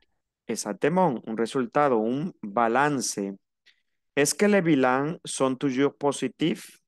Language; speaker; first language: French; non-native, fluent; Spanish